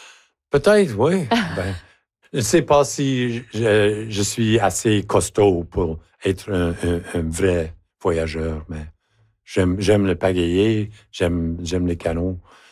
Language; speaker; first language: French; native; French